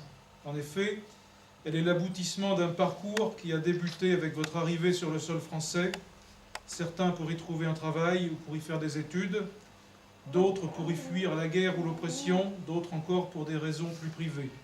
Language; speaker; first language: French; native; French